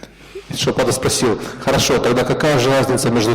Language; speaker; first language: Russian; native; Russian